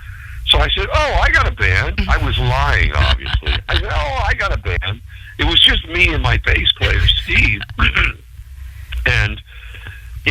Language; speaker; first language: English; native; English